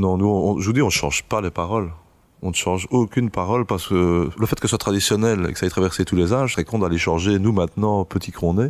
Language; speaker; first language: French; native; French